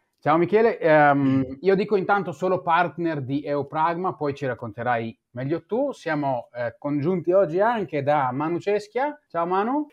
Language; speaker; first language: Italian; non-native, fluent; Hebrew